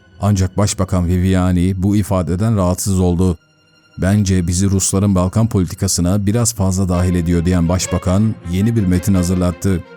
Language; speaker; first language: Turkish; native; Turkish